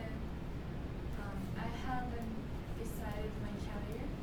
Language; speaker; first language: English; non-native, learner; Japanese